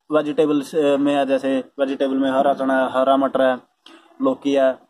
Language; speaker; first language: Hindi; native; Hindi